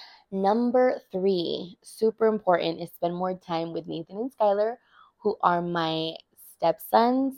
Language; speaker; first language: English; early bilingual, other home language; Spanish